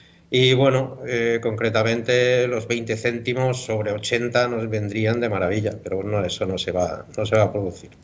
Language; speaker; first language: Spanish; native; Spanish